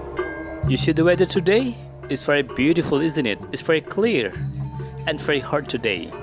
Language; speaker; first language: English; non-native, learner; Indonesian